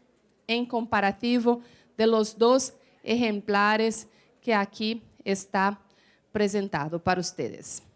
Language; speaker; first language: Spanish; non-native, fluent; Portuguese